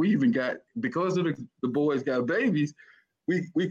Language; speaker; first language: English; native; English